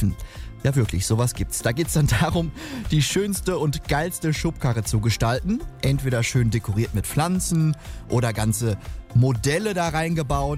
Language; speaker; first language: German; native; German